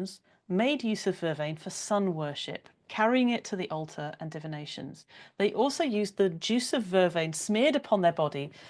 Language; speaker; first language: English; native; English